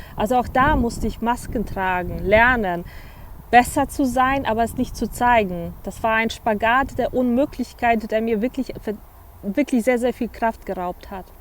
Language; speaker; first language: German; early bilingual, other home language; Polish